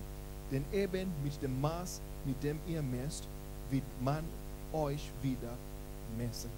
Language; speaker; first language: German; non-native, learner; English